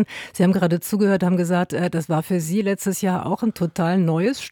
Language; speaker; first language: German; native; German